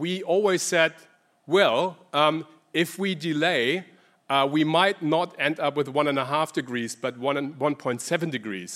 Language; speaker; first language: English; non-native, fluent; German